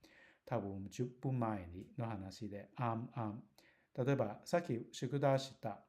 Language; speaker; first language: Japanese; non-native, learner; Cantonese